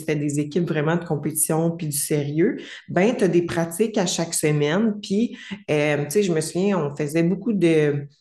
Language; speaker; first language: French; native; French